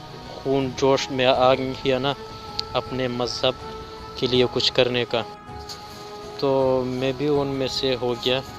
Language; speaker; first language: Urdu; non-native, local second language; Pashto